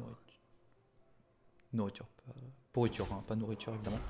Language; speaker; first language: French; native; French